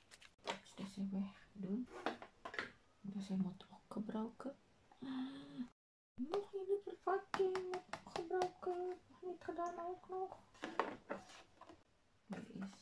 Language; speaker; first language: Dutch; non-native, learner; Indonesian